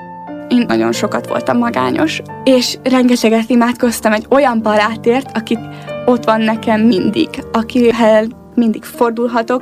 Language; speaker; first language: Hungarian; native; Hungarian